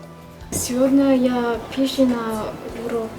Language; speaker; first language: Russian; non-native, learner; Kazakh